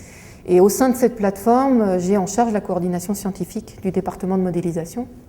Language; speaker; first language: French; native; French